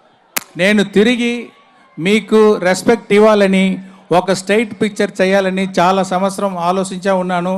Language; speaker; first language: Telugu; non-native, local second language; Tamil